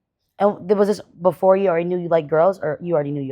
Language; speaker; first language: English; native; English